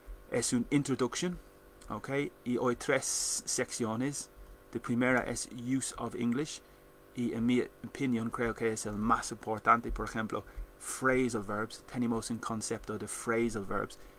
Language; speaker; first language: Spanish; non-native, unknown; English